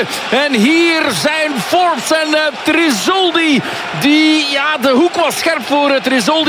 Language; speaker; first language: Dutch; native; Dutch